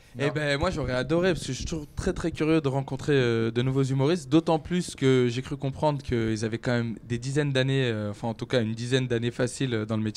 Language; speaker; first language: French; native; French